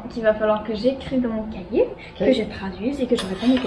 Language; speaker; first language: French; native; French